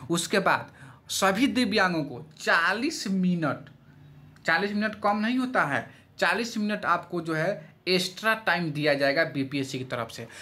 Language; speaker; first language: Hindi; native; Hindi